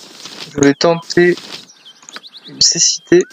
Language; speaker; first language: French; native; French